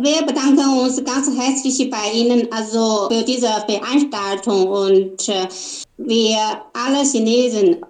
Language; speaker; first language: German; non-native, learner; Chinese